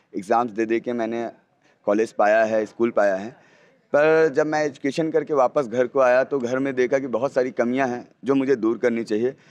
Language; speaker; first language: Hindi; native; Hindi